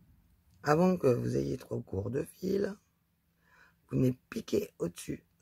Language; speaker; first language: French; native; French